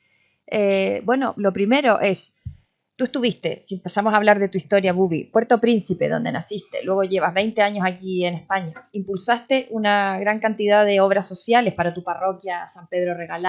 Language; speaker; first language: Spanish; native; Spanish